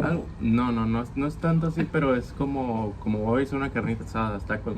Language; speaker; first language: Spanish; native; Spanish